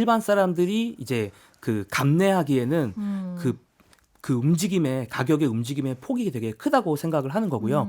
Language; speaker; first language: Korean; native; Korean